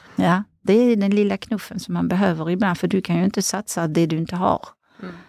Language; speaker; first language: Swedish; non-native, fluent; French